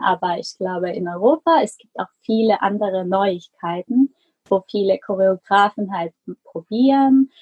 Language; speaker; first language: German; non-native, fluent; Korean